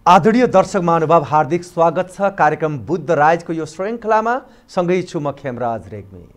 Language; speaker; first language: Nepali; native; Nepali